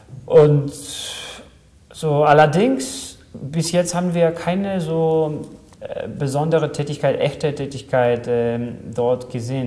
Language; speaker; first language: German; non-native, fluent; Greek